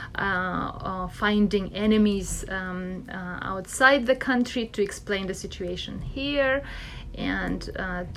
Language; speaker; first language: English; non-native, fluent; Russian